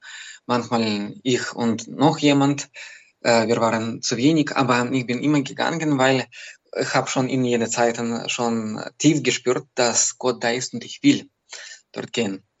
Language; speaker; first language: German; non-native, fluent; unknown